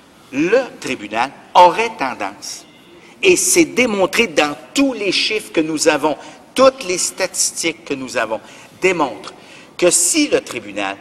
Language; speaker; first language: French; native; French